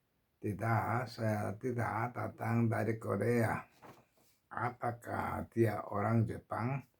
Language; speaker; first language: Indonesian; non-native, learner; Korean